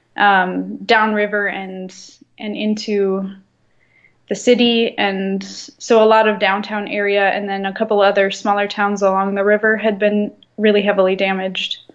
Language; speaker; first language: English; native; English